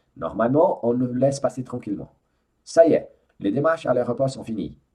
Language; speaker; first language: French; non-native, fluent; Portuguese